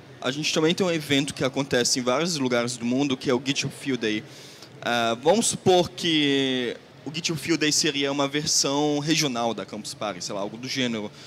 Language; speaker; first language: Portuguese; non-native, fluent; German